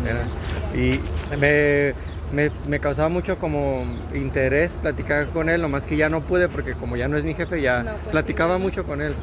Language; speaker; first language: Spanish; native; Spanish